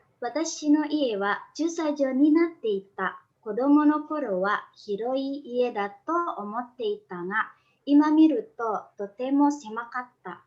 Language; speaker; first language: Japanese; non-native, learner; Indonesian